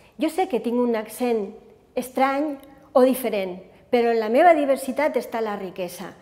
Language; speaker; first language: Catalan; non-native, local second language; Spanish